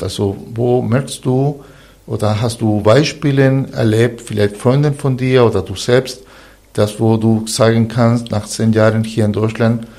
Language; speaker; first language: German; non-native, fluent; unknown